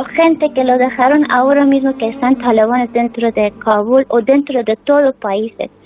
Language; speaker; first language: Spanish; non-native, learner; Persian